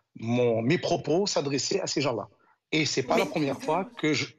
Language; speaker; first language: French; non-native, local second language; Arabic